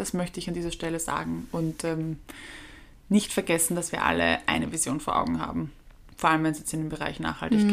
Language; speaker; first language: German; native; German